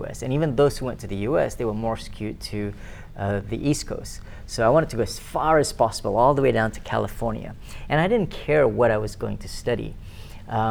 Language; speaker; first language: English; non-native, local second language; Malay